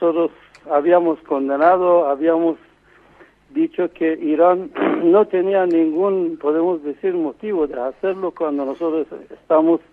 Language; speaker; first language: Spanish; non-native, fluent; Persian